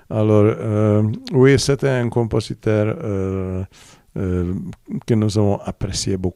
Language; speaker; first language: French; non-native, learner; Czech